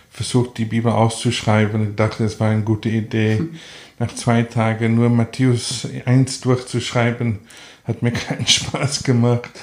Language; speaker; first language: German; non-native, fluent; Afrikaans